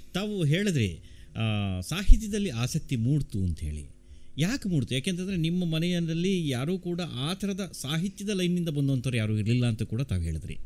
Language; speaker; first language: Kannada; native; Kannada